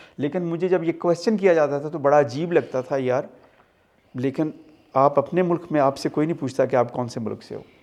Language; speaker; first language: Urdu; non-native, local second language; Punjabi